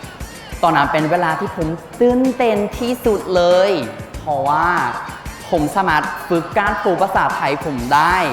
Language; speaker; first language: Thai; non-native, fluent; Khmer